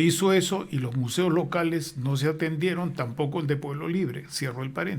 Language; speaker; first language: Spanish; native; Spanish